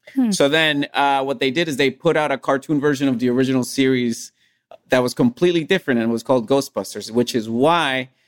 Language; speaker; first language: English; non-native, fluent; Spanish